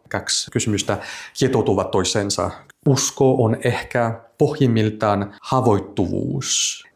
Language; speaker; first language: Finnish; non-native, fluent; French